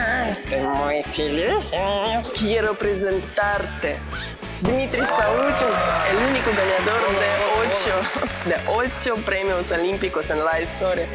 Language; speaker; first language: Spanish; non-native, learner; Russian